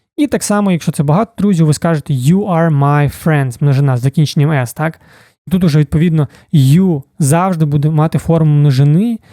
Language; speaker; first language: Ukrainian; native; Ukrainian